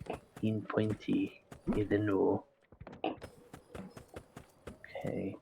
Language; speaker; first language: Welsh; non-native, learner; English